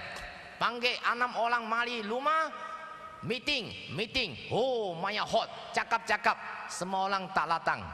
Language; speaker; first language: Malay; non-native, local second language; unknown